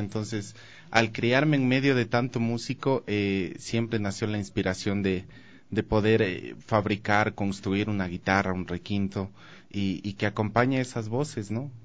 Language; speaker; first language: Spanish; native; Spanish